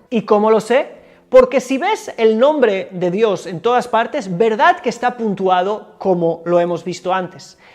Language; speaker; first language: Spanish; native; Spanish